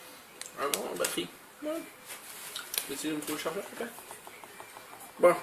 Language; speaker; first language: French; native; French